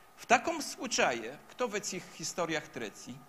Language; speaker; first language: Russian; non-native, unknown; Polish